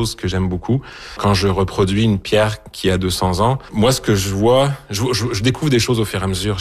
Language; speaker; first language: French; native; French